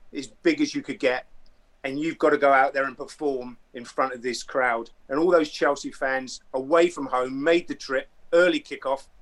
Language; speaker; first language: English; native; English